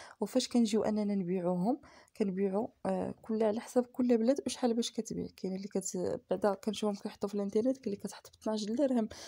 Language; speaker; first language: Arabic; native; Arabic